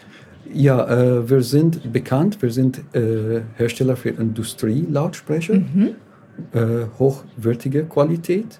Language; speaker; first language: German; non-native, learner; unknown